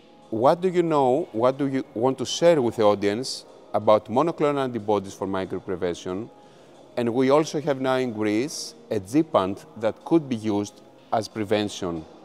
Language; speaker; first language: English; non-native, fluent; Greek